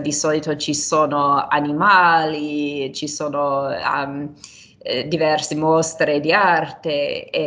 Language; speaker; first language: Italian; non-native, fluent; English